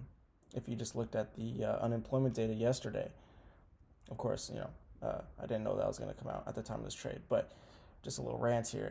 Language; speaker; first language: English; native; English